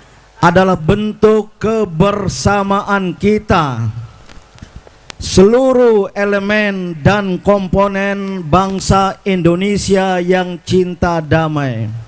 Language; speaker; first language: Indonesian; native; Indonesian